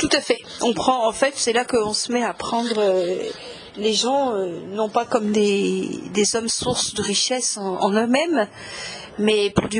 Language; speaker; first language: French; native; French